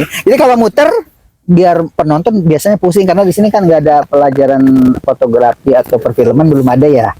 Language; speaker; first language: Indonesian; native; Indonesian